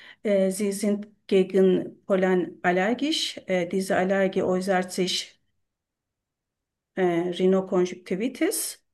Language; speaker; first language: German; non-native, learner; Turkish